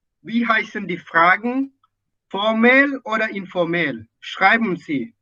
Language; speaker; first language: German; non-native, fluent; Indonesian